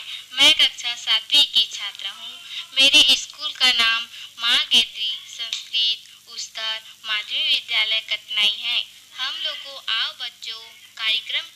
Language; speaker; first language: Hindi; native; Hindi